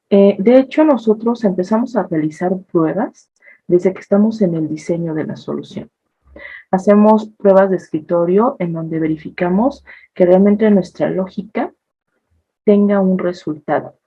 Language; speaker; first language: Spanish; native; Spanish